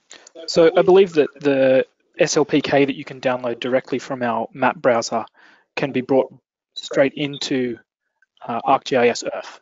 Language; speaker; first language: English; native; English